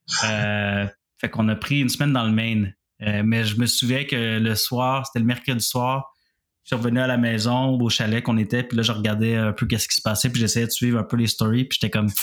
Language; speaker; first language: French; native; French